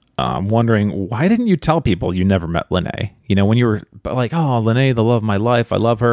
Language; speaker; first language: English; native; English